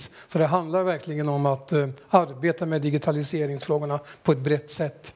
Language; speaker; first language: Swedish; native; Swedish